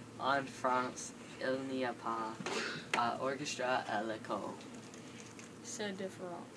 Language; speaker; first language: French; non-native, learner; English